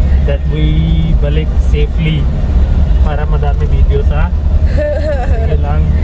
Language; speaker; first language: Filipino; non-native, learner; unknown